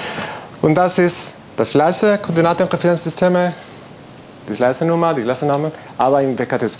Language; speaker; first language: German; non-native, learner; Spanish